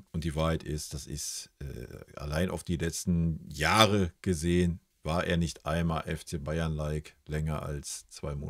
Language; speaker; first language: German; native; German